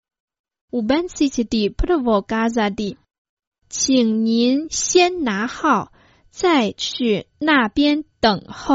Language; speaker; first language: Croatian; non-native, fluent; Chinese